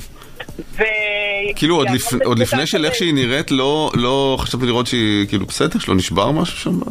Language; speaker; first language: Hebrew; native; Hebrew